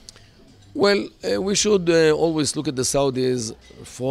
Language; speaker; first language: English; non-native, fluent; Hebrew